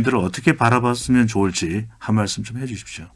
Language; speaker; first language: Korean; native; Korean